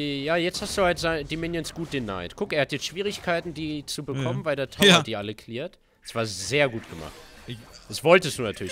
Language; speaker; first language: German; native; German